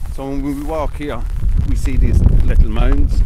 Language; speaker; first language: English; native; English